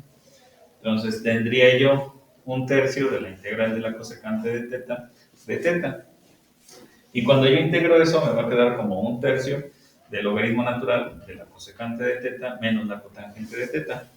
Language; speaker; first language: Spanish; native; Spanish